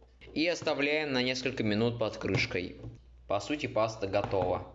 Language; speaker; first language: Russian; native; Russian